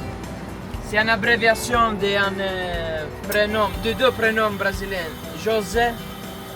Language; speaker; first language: French; non-native, fluent; Italian